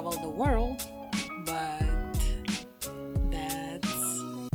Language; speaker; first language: English; non-native, fluent; Slovenian